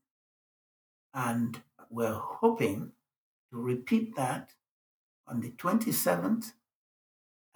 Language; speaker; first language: English; non-native, local second language; Igbo